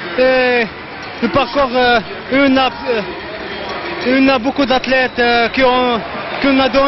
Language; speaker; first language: French; non-native, learner; Arabic